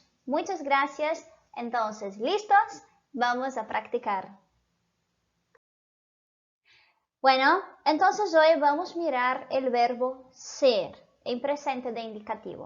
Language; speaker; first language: Spanish; non-native, fluent; Portuguese